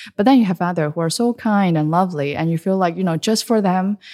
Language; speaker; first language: English; early bilingual, other home language; Chinese